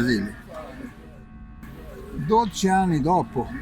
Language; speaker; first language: Italian; early bilingual, heritage; Portuguese